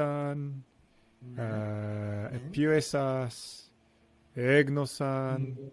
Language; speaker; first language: Greek; non-native, learner; English